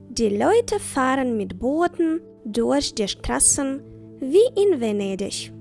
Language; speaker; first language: German; non-native, fluent; Ukrainian